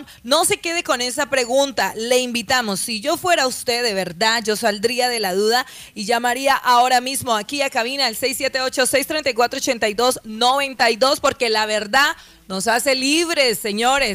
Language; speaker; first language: Spanish; native; Spanish